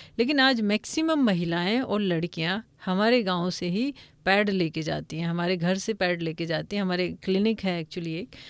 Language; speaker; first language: Hindi; non-native, local second language; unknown